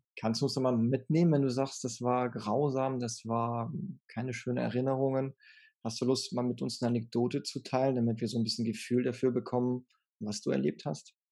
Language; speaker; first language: German; early bilingual, other home language; French